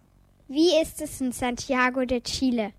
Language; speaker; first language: German; early bilingual, other home language; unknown